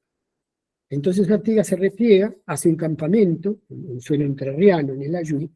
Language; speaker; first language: Spanish; native; Spanish